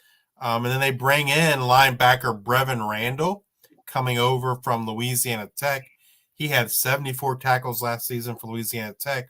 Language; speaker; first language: English; native; English